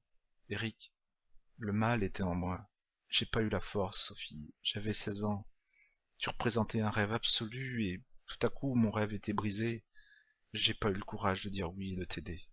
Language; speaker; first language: French; native; French